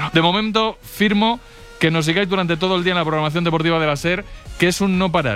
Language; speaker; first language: Spanish; native; Spanish